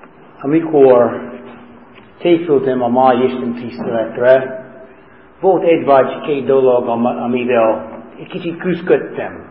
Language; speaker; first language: Hungarian; non-native, fluent; English